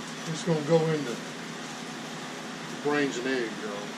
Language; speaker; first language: English; native; English